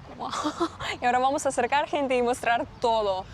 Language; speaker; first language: Spanish; non-native, learner; Russian